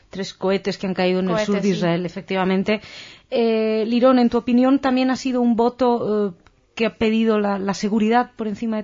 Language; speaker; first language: Spanish; native; Spanish